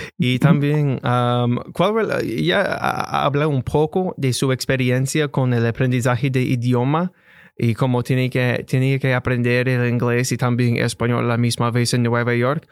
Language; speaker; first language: Spanish; non-native, learner; English